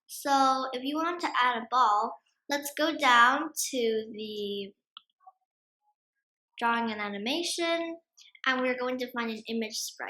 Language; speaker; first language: English; non-native, fluent; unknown